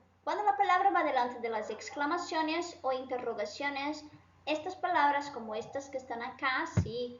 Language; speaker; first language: Spanish; non-native, fluent; Portuguese